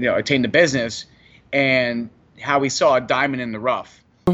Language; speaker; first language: English; native; English